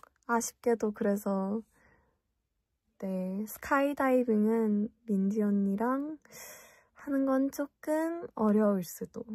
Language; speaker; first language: Korean; early bilingual, heritage; English